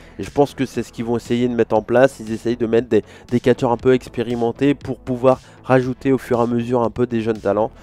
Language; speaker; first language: French; native; French